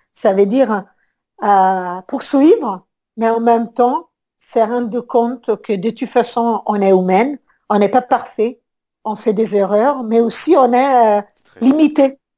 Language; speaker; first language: French; non-native, fluent; Italian